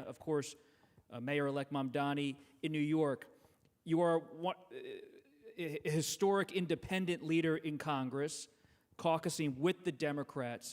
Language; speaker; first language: English; native; English